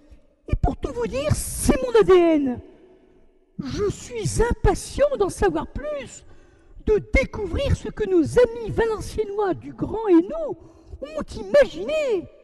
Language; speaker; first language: French; native; French